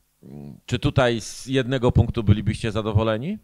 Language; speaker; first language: Polish; native; Polish